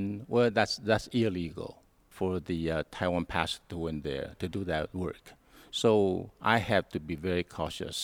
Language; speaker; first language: English; non-native, learner; Hakka Chinese